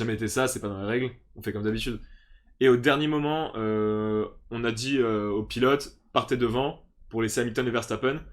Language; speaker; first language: French; native; French